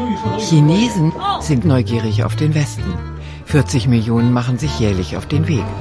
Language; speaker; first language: German; native; German